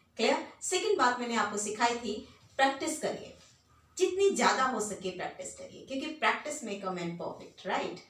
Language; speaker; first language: Hindi; native; Hindi